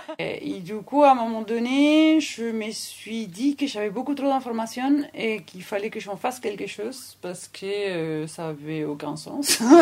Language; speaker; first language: French; non-native, fluent; Spanish